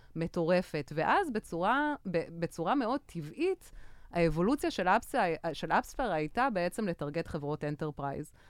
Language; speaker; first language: Hebrew; non-native, fluent; French